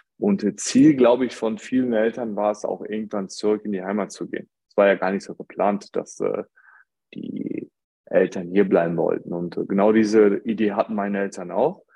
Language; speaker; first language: German; early bilingual, other home language; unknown